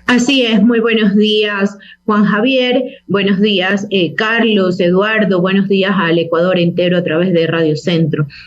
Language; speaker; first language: Spanish; native; Spanish